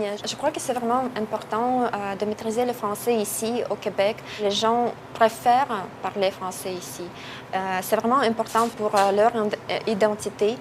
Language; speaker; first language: French; non-native, fluent; Russian